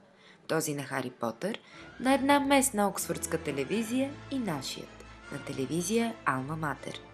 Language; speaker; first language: Bulgarian; native; Bulgarian